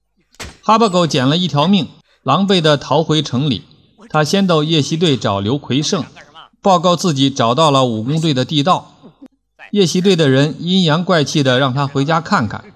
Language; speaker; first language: Chinese; native; Chinese